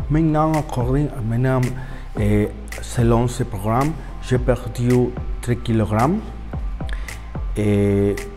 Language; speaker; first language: French; non-native, learner; Spanish